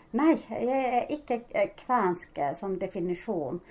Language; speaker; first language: Norwegian; non-native, fluent; Finnish